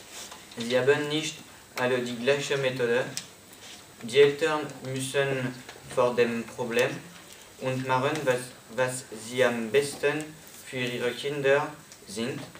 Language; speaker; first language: German; non-native, learner; French